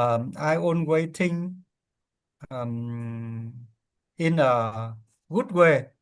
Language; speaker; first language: English; non-native, learner; Vietnamese